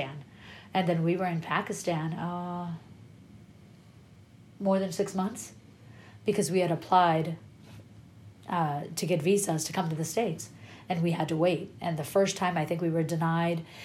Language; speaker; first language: English; early bilingual, other home language; Persian